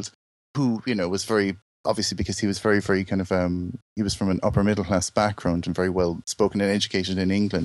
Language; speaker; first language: English; native; English